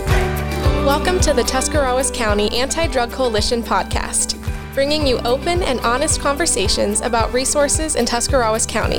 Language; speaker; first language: English; native; English